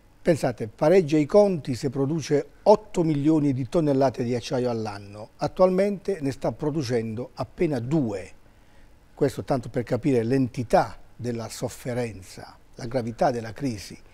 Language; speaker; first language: Italian; native; Italian